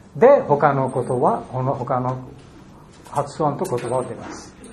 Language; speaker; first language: Japanese; non-native, fluent; Bangla